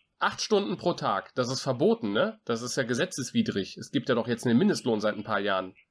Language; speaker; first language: German; native; German